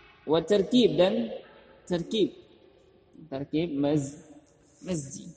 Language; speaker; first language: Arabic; non-native, fluent; Indonesian